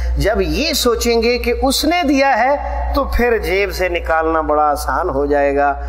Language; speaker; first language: Urdu; non-native, local second language; Punjabi